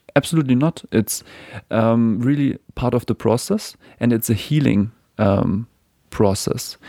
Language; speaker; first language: English; non-native, fluent; German